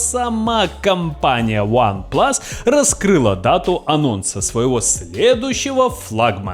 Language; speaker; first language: Russian; native; Russian